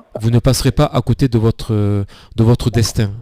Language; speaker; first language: French; native; French